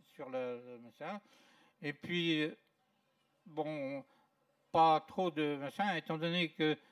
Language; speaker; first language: French; native; French